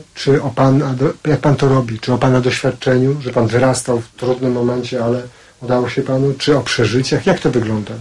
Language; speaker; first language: Polish; native; Polish